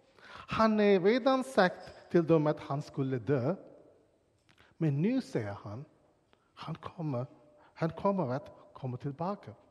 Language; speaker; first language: Swedish; non-native, fluent; English